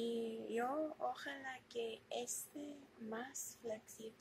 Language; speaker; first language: Spanish; non-native, learner; English